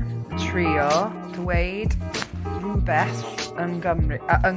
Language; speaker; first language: Welsh; non-native, learner; English